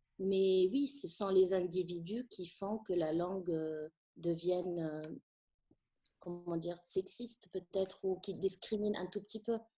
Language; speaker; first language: French; non-native, local second language; Arabic